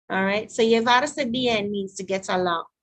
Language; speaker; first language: English; native; English